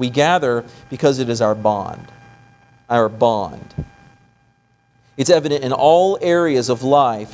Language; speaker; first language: English; native; English